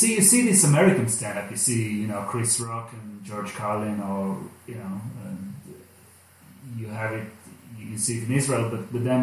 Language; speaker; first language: English; non-native, fluent; Hebrew